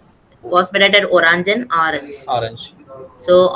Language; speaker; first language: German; non-native, fluent; Tamil